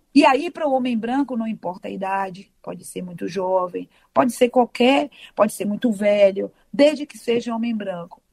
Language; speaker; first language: Portuguese; native; Portuguese